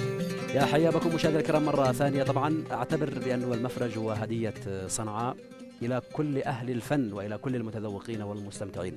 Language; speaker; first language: Arabic; native; Arabic